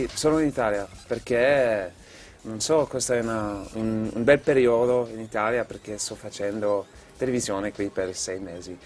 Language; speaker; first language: Italian; non-native, fluent; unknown